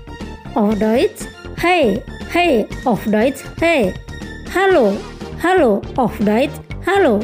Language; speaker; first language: German; non-native, fluent; Indonesian